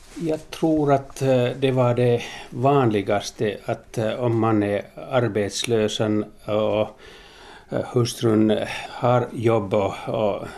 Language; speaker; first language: Swedish; non-native, local second language; Finnish